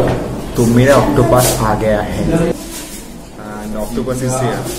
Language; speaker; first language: Hindi; non-native, local second language; Bangla